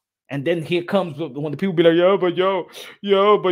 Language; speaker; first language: English; early bilingual, other home language; Spanish